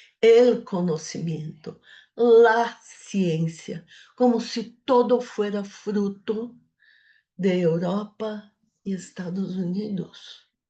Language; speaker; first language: Spanish; non-native, fluent; Portuguese